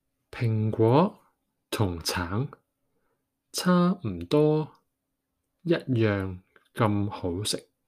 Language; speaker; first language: Cantonese; native; Cantonese